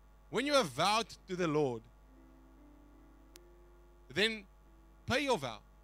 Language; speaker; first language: English; non-native, local second language; Afrikaans